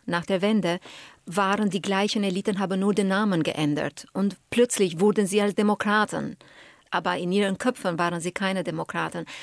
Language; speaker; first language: German; non-native, fluent; Albanian